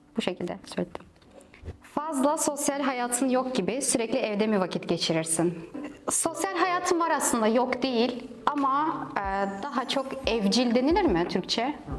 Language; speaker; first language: Turkish; non-native, fluent; Russian